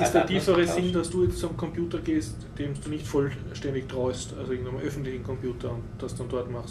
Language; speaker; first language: German; native; German